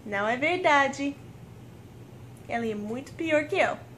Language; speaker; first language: Portuguese; non-native, learner; English